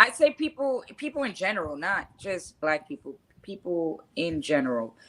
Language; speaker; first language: English; native; English